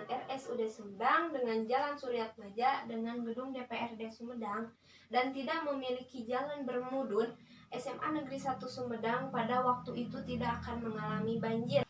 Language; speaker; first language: Indonesian; native; Indonesian